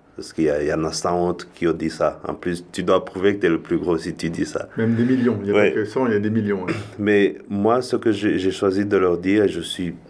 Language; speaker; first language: French; non-native, local second language; Kinyarwanda